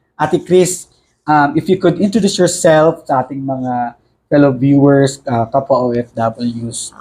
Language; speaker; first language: Filipino; native; Filipino